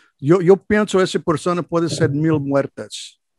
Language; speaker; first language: Spanish; non-native, learner; English